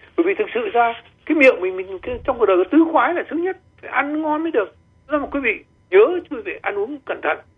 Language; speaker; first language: Vietnamese; native; Vietnamese